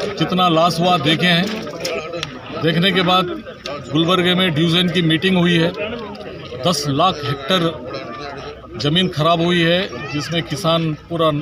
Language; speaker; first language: Hindi; non-native, local second language; Urdu